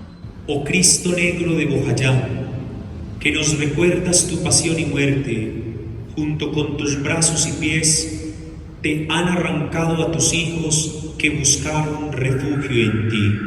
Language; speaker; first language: Spanish; native; Spanish